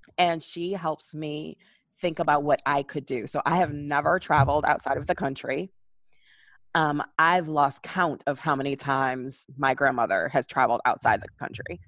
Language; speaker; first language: English; native; English